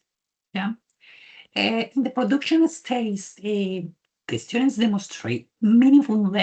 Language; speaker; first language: English; non-native, learner; Spanish